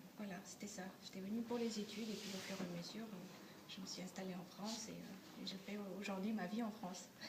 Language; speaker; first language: French; non-native, fluent; Bulgarian